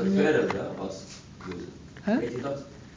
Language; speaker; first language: Dutch; non-native, learner; Arabic